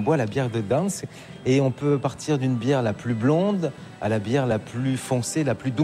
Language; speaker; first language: French; native; French